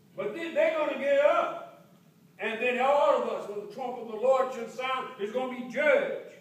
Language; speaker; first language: English; native; English